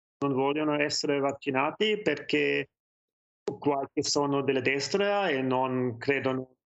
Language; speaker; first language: Italian; non-native, learner; German